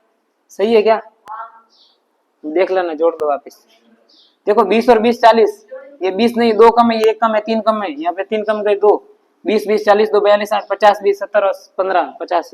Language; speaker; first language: Hindi; native; Hindi